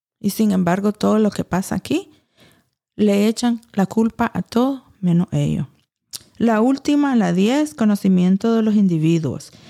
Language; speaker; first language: Spanish; early bilingual, heritage; Spanish